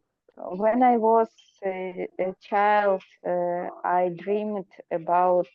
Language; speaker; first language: English; non-native, learner; Ukrainian